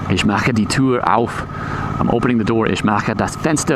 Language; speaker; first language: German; non-native, fluent; English